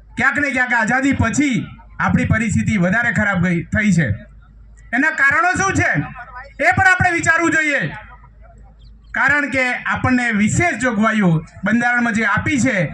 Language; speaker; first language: Gujarati; native; Gujarati